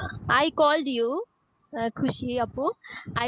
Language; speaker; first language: English; non-native, learner; Bangla